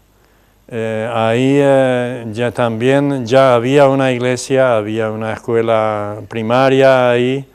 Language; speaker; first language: Spanish; non-native, local second language; Plautdietsch